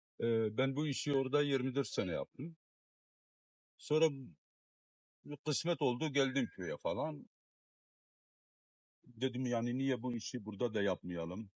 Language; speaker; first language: Turkish; non-native, fluent; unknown